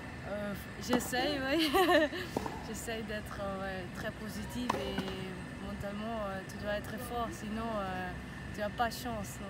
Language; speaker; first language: French; non-native, learner; Dutch